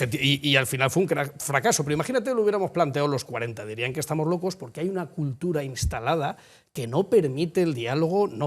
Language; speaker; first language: Spanish; native; Spanish